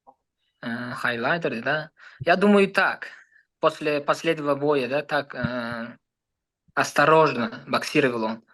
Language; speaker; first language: Russian; non-native, fluent; Uzbek